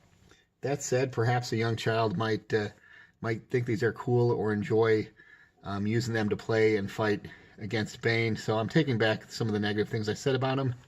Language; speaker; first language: English; native; English